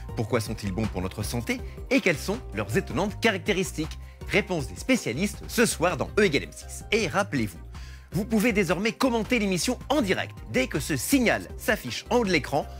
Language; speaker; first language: French; native; French